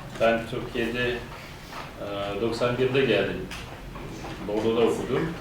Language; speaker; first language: Turkish; non-native, fluent; French